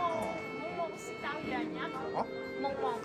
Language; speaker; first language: Korean; non-native, learner; Vietnamese